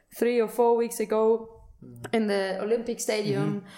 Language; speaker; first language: English; non-native, fluent; German